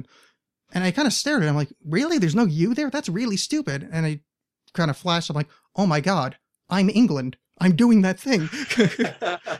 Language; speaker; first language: English; native; English